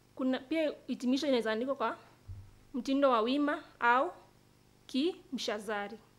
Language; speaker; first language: Swahili; non-native, local second language; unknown